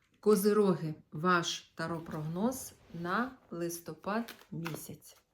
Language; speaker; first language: Ukrainian; non-native, local second language; Russian